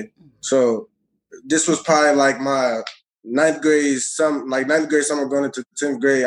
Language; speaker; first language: English; native; English